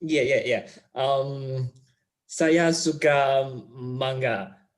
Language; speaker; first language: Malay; non-native, learner; Chinese